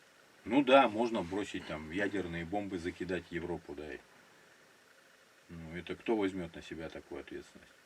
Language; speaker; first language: Russian; native; Russian